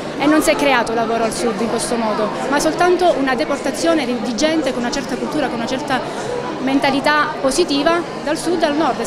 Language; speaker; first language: Italian; native; Italian